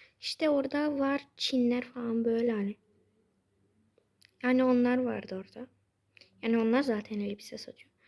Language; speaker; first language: Turkish; early bilingual, heritage; Turkish